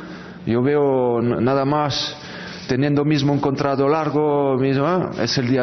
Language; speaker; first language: Spanish; non-native, fluent; French